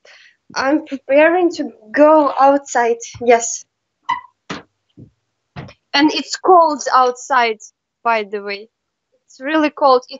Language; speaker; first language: English; non-native, learner; Russian